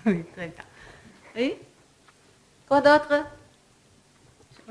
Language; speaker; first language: French; non-native, fluent; Arabic